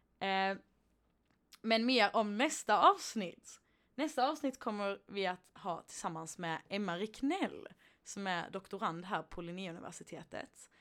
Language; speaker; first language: Swedish; native; Swedish